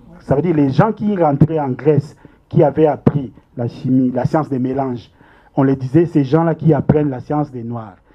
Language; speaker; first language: French; non-native, local second language; Lingala